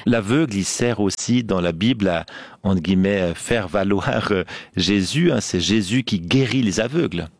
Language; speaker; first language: French; native; French